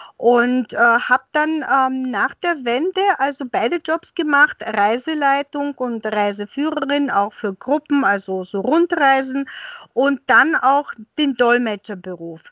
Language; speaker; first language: German; early bilingual, other home language; Bulgarian